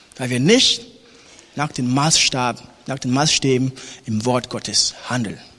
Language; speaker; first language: German; non-native, fluent; French